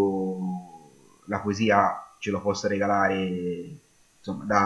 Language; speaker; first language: Italian; native; Italian